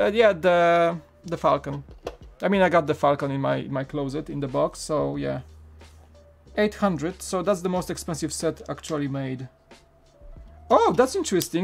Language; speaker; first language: English; non-native, fluent; Polish